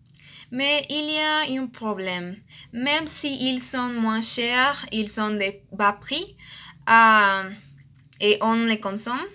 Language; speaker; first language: French; non-native, learner; Spanish